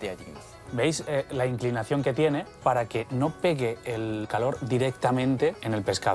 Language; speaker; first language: Spanish; native; Spanish